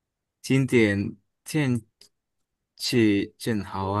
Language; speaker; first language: Chinese; non-native, learner; Indonesian